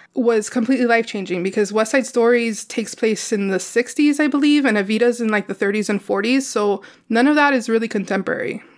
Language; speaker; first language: English; native; English